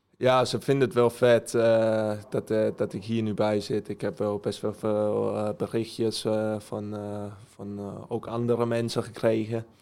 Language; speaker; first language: Dutch; early bilingual, heritage; Dutch